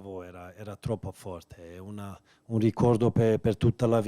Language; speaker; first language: Italian; non-native, fluent; Swedish